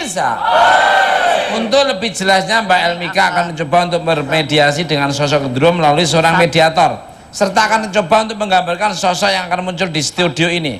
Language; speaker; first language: Indonesian; native; Indonesian